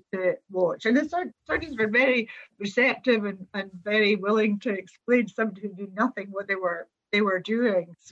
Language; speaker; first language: English; native; English